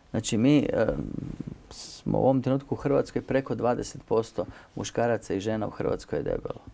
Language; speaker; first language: Croatian; native; Croatian